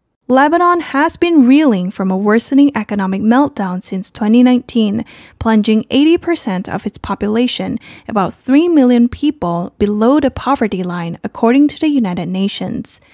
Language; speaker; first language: English; non-native, fluent; Chinese